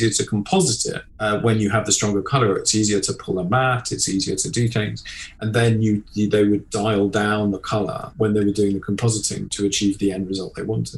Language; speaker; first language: English; native; English